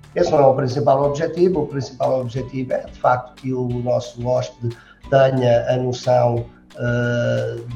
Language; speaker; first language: Portuguese; native; Portuguese